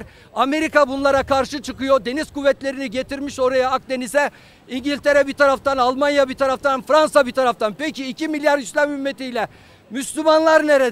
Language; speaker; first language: Turkish; native; Turkish